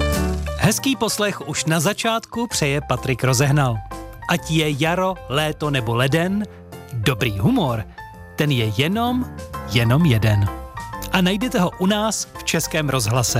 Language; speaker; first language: Czech; native; Czech